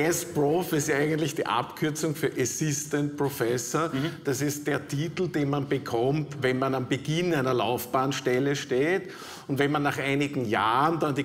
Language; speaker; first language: German; native; German